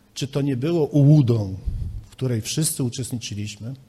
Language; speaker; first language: Polish; native; Polish